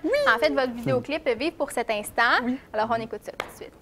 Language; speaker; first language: French; native; French